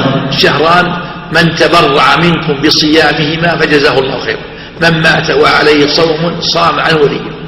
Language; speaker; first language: Arabic; native; Arabic